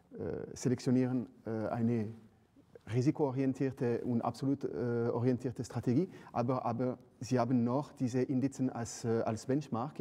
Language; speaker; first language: German; non-native, fluent; French